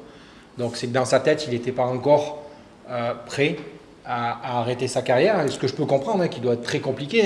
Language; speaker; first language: French; native; French